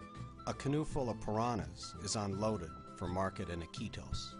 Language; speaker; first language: English; native; English